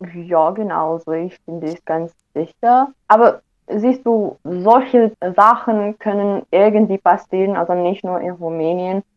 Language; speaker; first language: German; non-native, fluent; Romanian